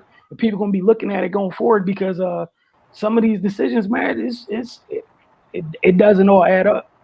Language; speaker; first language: English; native; English